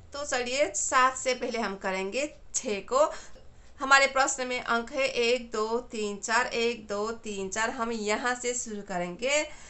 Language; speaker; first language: Hindi; non-native, fluent; Nepali